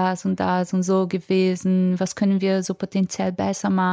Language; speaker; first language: German; non-native, fluent; Portuguese